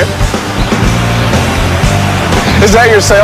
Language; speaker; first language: English; native; English